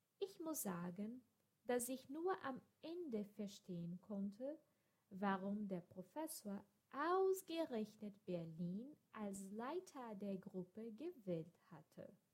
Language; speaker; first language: German; non-native, fluent; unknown